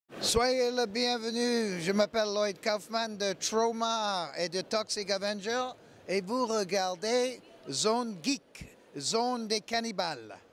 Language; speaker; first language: French; non-native, learner; English